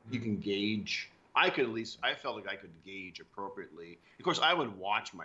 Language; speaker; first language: English; native; English